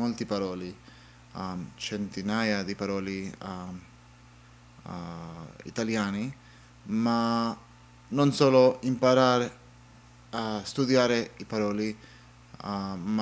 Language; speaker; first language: Italian; non-native, learner; English